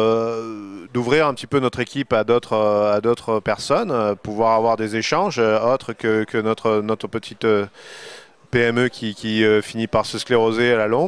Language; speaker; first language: French; native; French